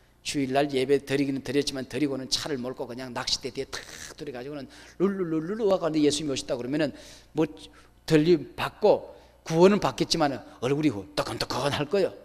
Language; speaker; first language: Korean; native; Korean